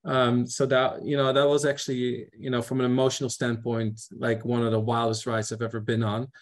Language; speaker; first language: English; non-native, fluent; Dutch